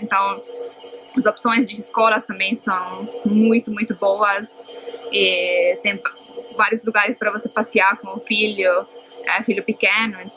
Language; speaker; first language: Portuguese; non-native, fluent; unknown